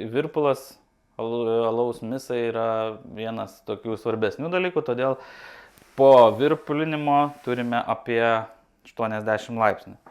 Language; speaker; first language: Lithuanian; native; Lithuanian